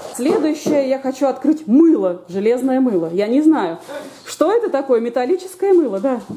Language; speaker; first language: Russian; native; Russian